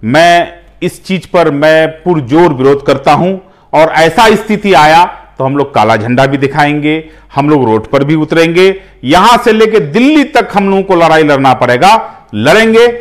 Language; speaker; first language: Hindi; native; Hindi